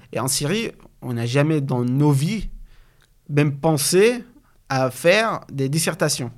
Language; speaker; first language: French; non-native, fluent; Arabic